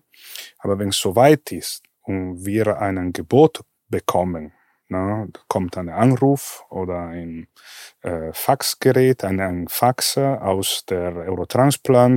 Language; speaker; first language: German; non-native, fluent; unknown